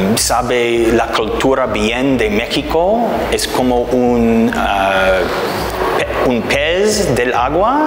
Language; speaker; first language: Spanish; non-native, learner; English